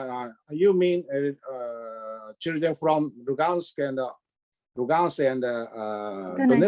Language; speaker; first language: English; non-native, learner; Japanese